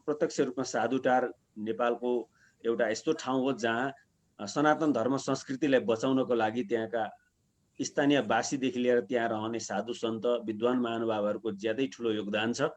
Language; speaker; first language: Nepali; native; Nepali